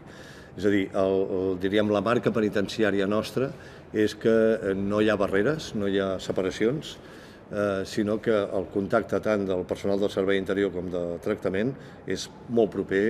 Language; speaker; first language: Catalan; native; Catalan